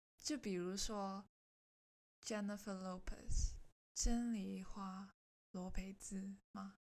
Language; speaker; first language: Chinese; non-native, local second language; Cantonese